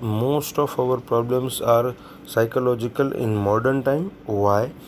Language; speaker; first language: English; non-native, local second language; Gujarati